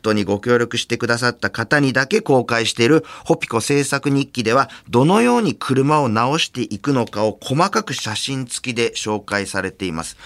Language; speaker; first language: Japanese; native; Japanese